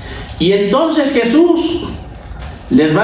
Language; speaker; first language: Spanish; native; Spanish